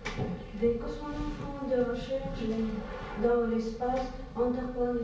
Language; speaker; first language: French; non-native, learner; Russian